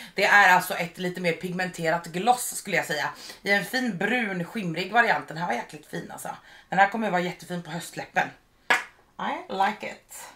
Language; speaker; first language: Swedish; native; Swedish